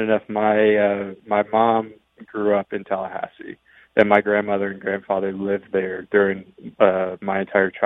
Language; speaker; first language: English; native; English